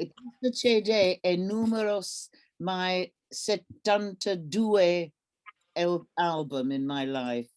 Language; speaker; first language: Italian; non-native, learner; English